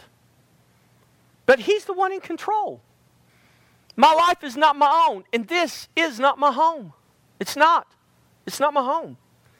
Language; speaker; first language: English; native; English